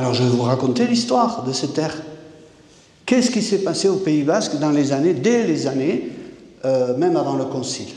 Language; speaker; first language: French; native; French